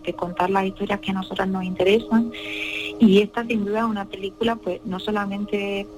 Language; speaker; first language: Spanish; native; Spanish